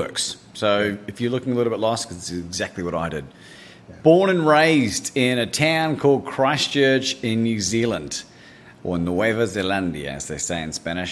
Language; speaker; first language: English; native; English